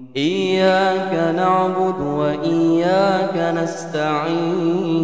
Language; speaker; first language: Arabic; non-native, learner; Indonesian